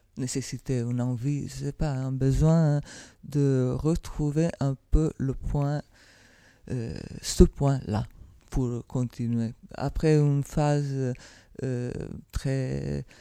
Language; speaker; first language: French; non-native, fluent; Italian